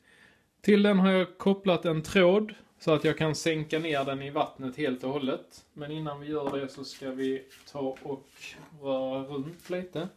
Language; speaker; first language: Swedish; native; Swedish